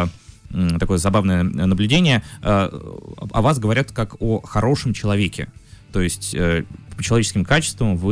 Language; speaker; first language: Russian; native; Russian